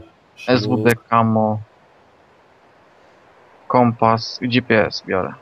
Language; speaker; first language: Polish; native; Polish